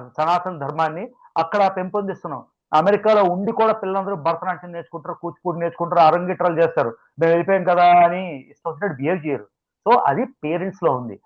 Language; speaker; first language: Telugu; native; Telugu